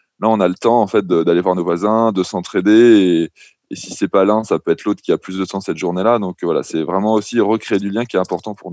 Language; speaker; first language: French; native; French